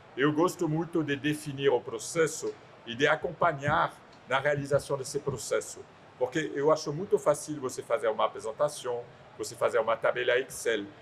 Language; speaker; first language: Portuguese; non-native, fluent; French